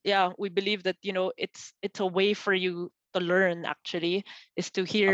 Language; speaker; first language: English; non-native, local second language; Filipino